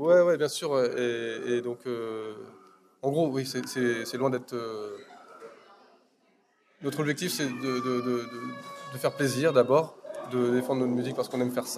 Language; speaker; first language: French; native; French